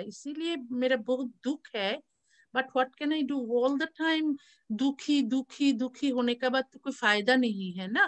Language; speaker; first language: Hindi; non-native, learner; Bangla